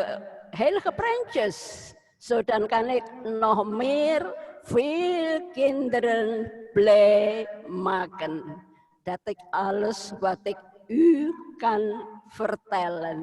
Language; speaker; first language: Dutch; non-native, fluent; Indonesian